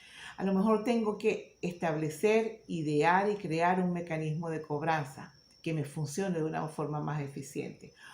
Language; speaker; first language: Spanish; native; Spanish